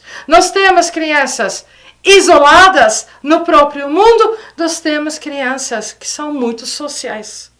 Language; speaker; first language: Portuguese; non-native, fluent; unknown